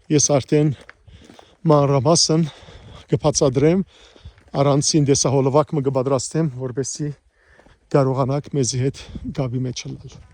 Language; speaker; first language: Armenian; early bilingual, heritage; Armenian